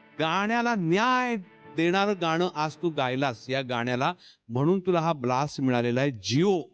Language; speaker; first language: Marathi; native; Marathi